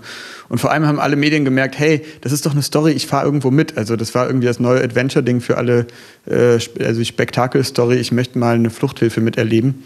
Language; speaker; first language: German; native; German